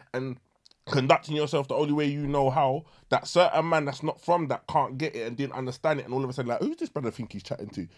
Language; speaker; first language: English; native; English